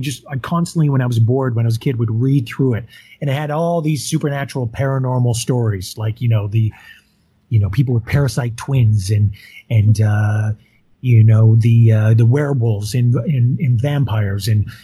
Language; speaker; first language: English; native; English